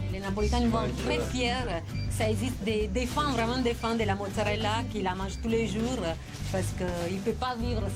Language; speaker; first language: French; non-native, fluent; Italian